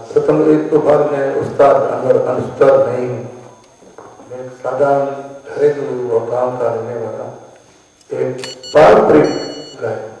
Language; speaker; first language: Hindi; native; Hindi